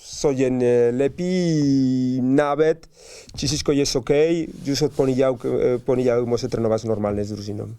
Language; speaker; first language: Polish; non-native, learner; Spanish